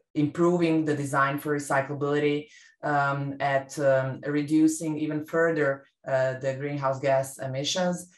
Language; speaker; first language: English; non-native, fluent; Serbian